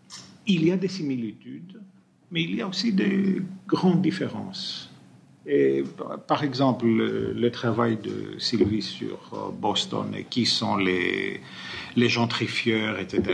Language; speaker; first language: French; non-native, fluent; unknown